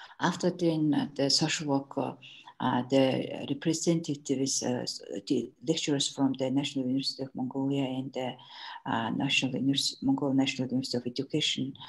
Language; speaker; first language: English; non-native, learner; Mongolian